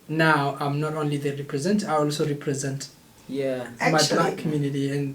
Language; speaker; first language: English; non-native, fluent; Oromo